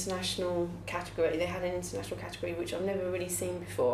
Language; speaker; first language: English; native; English